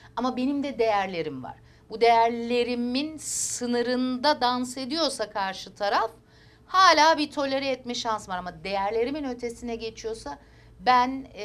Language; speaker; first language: Turkish; early bilingual, heritage; Turkish